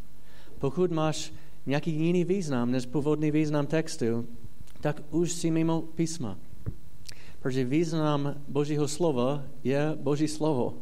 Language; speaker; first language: Czech; non-native, fluent; English